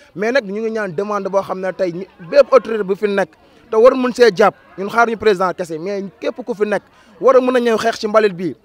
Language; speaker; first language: Wolof; native; Wolof